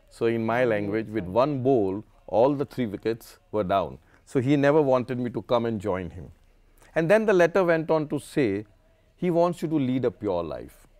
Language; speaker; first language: English; non-native, local second language; Gujarati